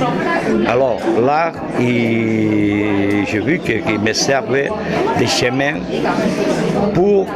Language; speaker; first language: French; non-native, fluent; Catalan